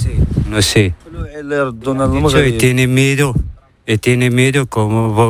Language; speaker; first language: Spanish; non-native, learner; Arabic